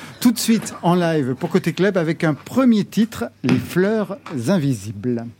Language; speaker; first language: French; native; French